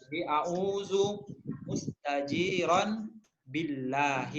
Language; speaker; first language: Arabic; non-native, fluent; Indonesian